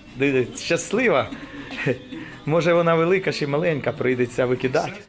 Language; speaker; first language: Ukrainian; native; Ukrainian